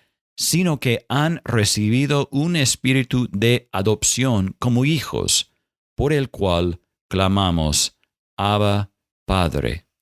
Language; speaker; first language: Spanish; non-native, fluent; English